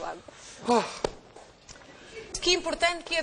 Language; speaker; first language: Portuguese; native; Portuguese